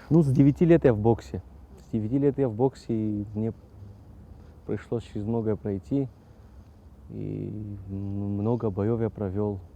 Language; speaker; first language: Russian; non-native, local second language; Abkhazian